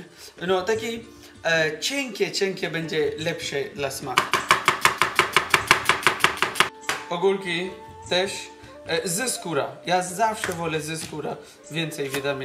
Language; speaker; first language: Polish; non-native, learner; Bangla